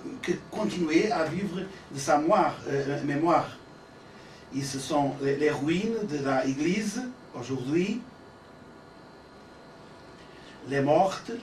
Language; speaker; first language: French; non-native, learner; Portuguese